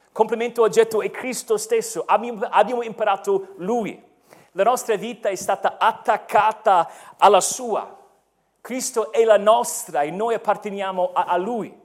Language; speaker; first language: Italian; non-native, fluent; English